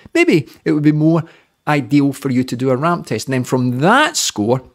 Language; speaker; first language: English; native; English